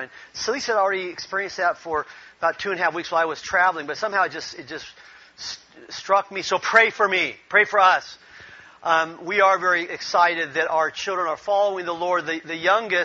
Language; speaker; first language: English; native; English